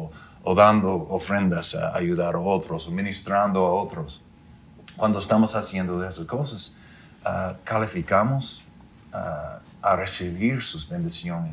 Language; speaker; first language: Spanish; non-native, fluent; English